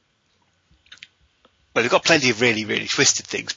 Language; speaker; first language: English; native; English